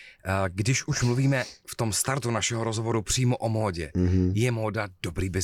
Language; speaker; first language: Czech; native; Czech